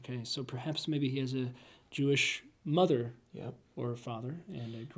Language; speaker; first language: English; native; English